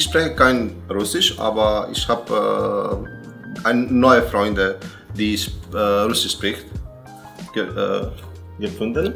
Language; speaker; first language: German; non-native, learner; Bosnian